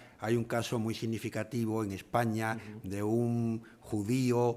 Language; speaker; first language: Spanish; native; Spanish